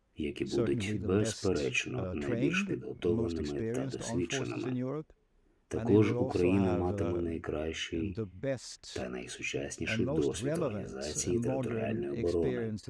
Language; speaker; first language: Ukrainian; non-native, fluent; Swedish